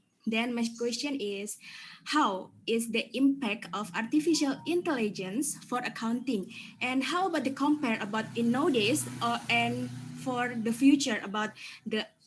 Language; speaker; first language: English; non-native, learner; Indonesian